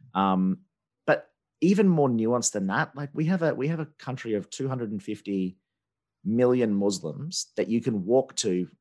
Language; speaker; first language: English; native; English